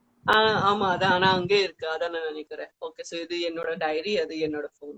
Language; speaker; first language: Tamil; non-native, fluent; Gujarati